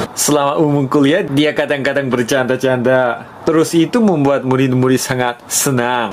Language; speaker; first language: Indonesian; non-native, fluent; Korean